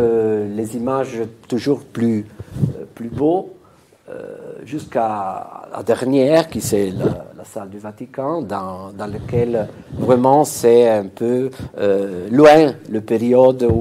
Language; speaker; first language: French; non-native, fluent; Italian